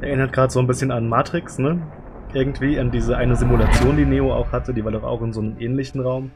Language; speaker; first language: German; native; German